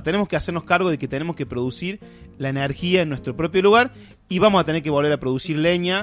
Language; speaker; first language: Spanish; native; Spanish